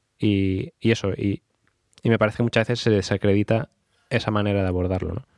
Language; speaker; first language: Spanish; native; Spanish